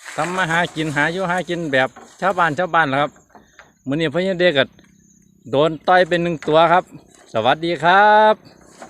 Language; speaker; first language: Thai; native; Thai